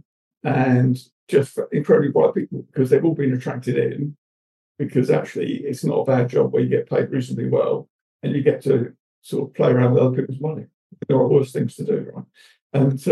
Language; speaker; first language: English; native; English